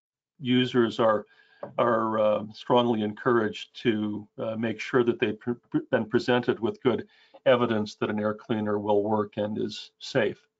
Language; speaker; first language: English; native; English